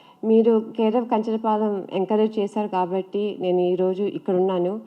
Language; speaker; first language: Telugu; early bilingual, heritage; Telugu